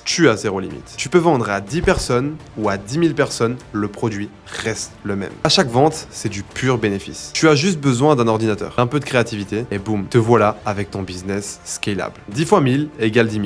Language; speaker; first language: French; native; French